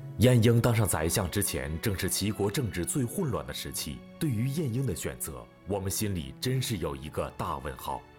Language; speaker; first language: Chinese; native; Chinese